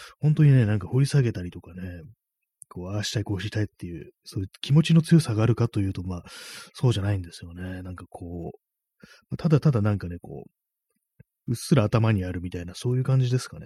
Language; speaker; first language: Japanese; native; Japanese